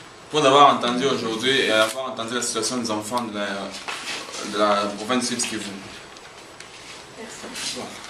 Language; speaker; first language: French; non-native, local second language; Swahili